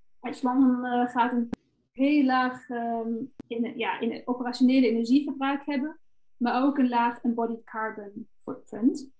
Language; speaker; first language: Dutch; non-native, fluent; German